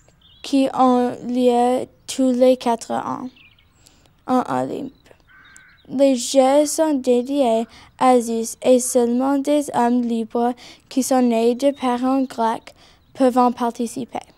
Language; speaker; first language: French; non-native, learner; English